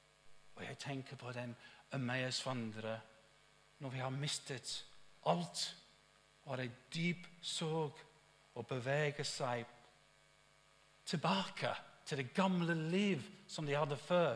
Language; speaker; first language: Norwegian; non-native, fluent; English